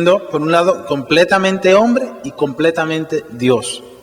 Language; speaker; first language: Spanish; native; Spanish